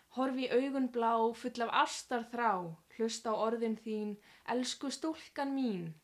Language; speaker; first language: Icelandic; native; Icelandic